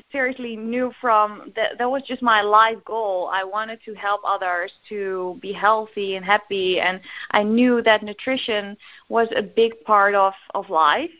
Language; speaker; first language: English; non-native, fluent; Dutch